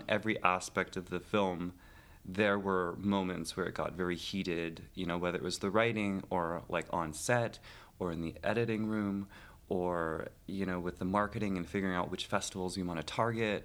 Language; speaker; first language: English; native; English